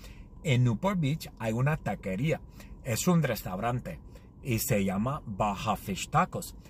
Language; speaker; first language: Spanish; non-native, learner; English